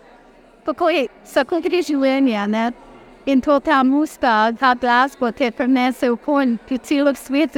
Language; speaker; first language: Slovenian; early bilingual, heritage; Slovenian